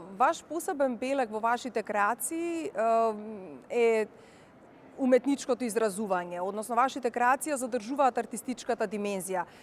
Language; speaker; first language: Macedonian; native; Macedonian